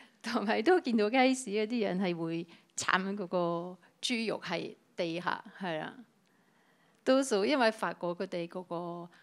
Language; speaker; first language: Cantonese; non-native, fluent; French